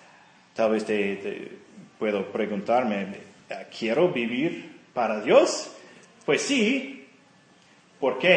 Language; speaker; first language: Spanish; non-native, fluent; English